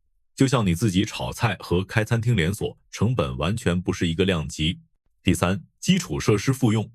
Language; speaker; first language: Chinese; native; Chinese